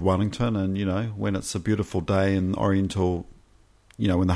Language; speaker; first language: English; native; English